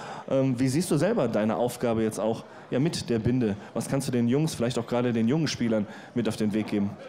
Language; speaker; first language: German; native; German